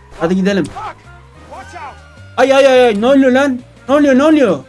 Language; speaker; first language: Turkish; native; Turkish